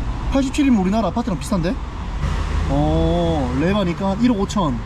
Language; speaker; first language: Korean; native; Korean